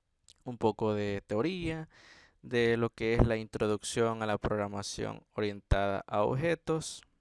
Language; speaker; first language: Spanish; native; Spanish